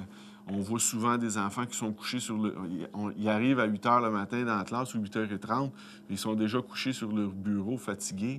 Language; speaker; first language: French; native; French